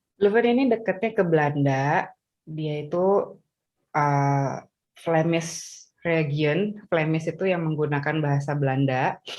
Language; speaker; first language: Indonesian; native; Indonesian